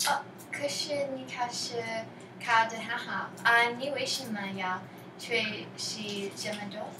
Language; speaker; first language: Chinese; non-native, learner; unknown